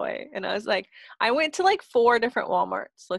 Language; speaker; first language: English; native; English